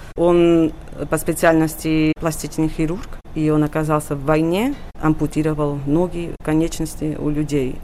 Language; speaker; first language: Russian; non-native, fluent; Catalan